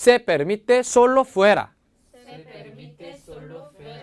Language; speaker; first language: Spanish; non-native, fluent; Korean